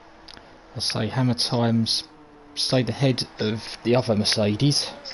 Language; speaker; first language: English; native; English